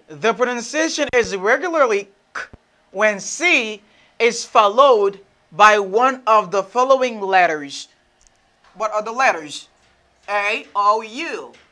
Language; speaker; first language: English; non-native, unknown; Haitian Creole